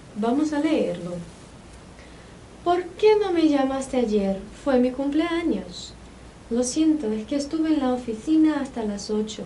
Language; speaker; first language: Spanish; non-native, fluent; Portuguese